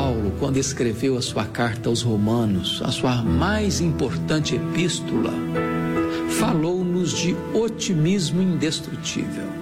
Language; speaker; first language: Portuguese; native; Portuguese